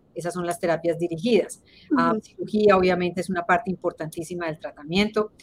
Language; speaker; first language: Spanish; native; Spanish